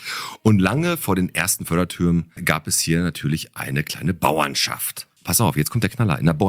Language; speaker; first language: German; native; German